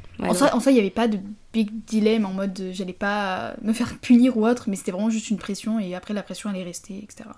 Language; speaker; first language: French; native; French